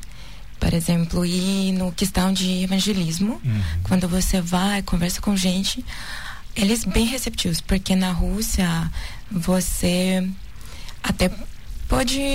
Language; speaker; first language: Portuguese; non-native, learner; Russian